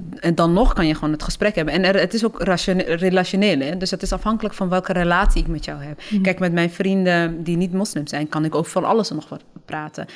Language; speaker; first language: Dutch; early bilingual, other home language; Somali